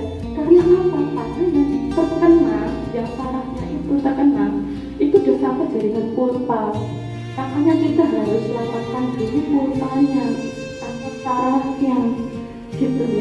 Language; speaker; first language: Indonesian; non-native, local second language; Javanese